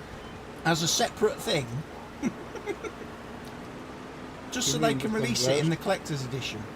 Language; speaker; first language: English; native; English